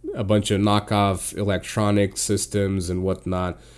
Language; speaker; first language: English; non-native, fluent; Portuguese